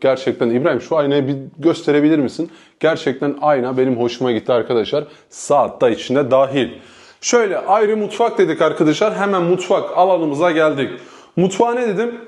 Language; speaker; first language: Turkish; native; Turkish